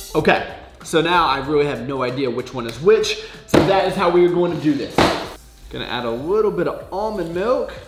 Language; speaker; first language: English; native; English